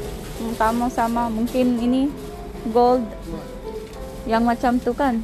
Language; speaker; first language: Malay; non-native, learner; Filipino